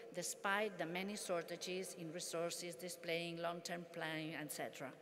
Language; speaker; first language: English; non-native, fluent; Catalan